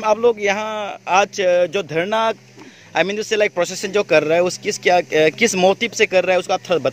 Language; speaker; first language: Hindi; non-native, local second language; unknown